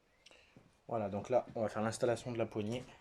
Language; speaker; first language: French; native; French